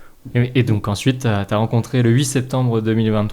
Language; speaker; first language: French; native; French